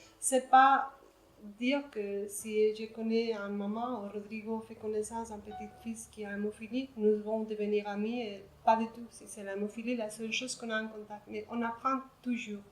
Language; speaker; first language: French; non-native, learner; Spanish